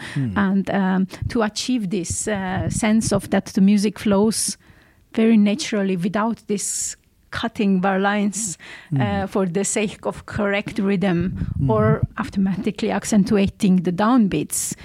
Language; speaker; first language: English; non-native, fluent; Armenian